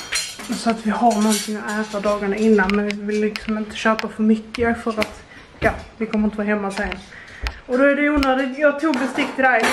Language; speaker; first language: Swedish; native; Swedish